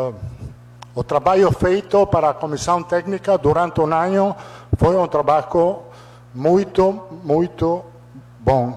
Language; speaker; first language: Portuguese; non-native, fluent; Italian